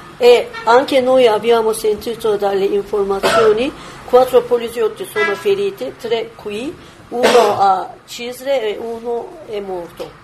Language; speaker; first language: Italian; non-native, learner; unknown